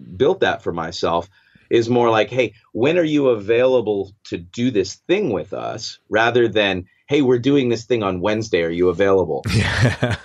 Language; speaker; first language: English; native; English